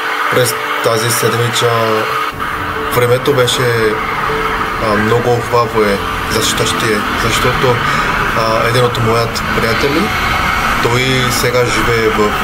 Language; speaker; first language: Bulgarian; non-native, learner; Korean